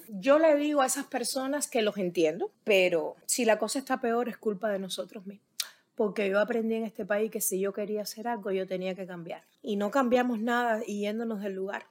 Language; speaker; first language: Spanish; native; Spanish